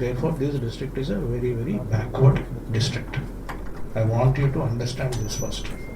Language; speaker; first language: English; non-native, local second language; Telugu